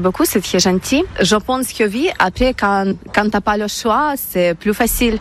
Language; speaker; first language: French; non-native, learner; Ukrainian